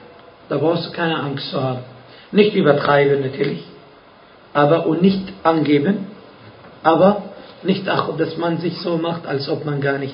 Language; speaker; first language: German; non-native, fluent; Arabic